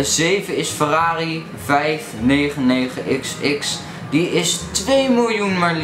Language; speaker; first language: Dutch; native; Dutch